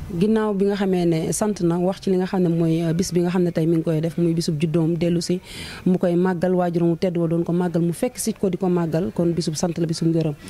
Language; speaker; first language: Wolof; native; Wolof